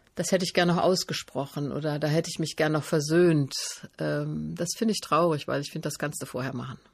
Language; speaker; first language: German; native; German